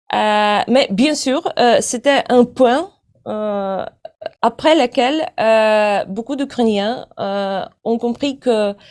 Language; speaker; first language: French; non-native, fluent; Ukrainian